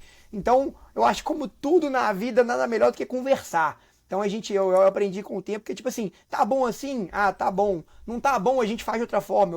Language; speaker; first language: Portuguese; native; Portuguese